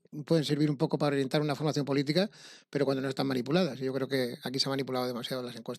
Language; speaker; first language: Spanish; native; Spanish